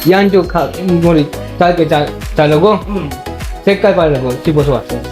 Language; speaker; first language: Korean; non-native, learner; Sinhala